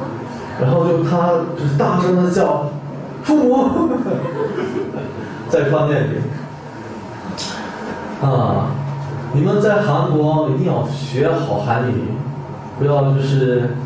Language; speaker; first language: Chinese; non-native, fluent; Korean